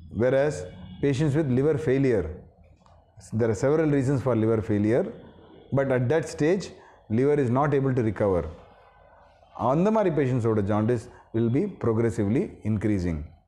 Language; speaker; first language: English; non-native, local second language; Tamil